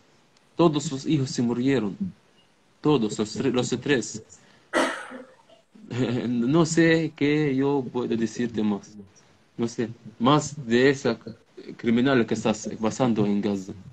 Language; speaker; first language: Spanish; non-native, learner; Arabic